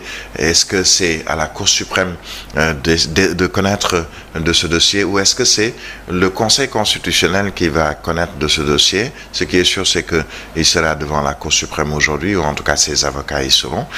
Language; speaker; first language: French; non-native, local second language; Wolof